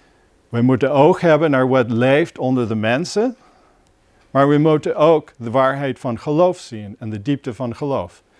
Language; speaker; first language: Dutch; non-native, fluent; English